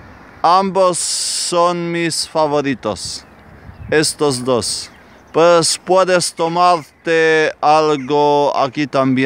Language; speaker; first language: Spanish; non-native, fluent; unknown